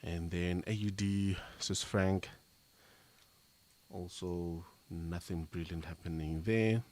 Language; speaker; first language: English; native; English